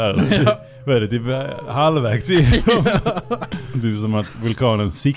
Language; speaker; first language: Swedish; native; Swedish